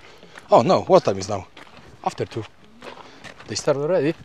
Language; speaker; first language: English; non-native, learner; Polish